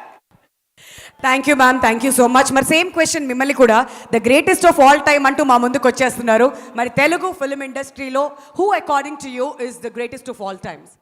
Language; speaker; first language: Telugu; native; Telugu